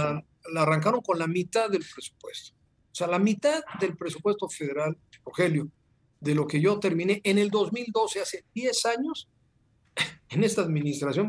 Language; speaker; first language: Spanish; native; Spanish